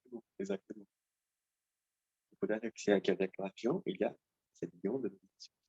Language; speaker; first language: French; non-native, learner; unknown